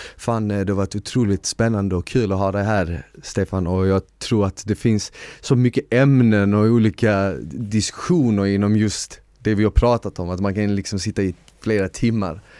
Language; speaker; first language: Swedish; early bilingual, other home language; Bosnian